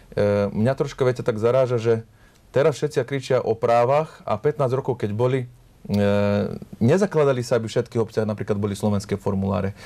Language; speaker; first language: Slovak; native; Slovak